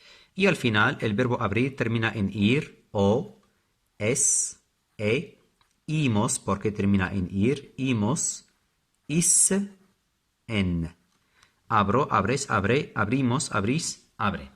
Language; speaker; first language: Spanish; non-native, fluent; Arabic